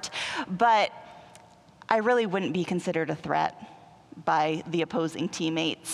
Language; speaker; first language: English; native; English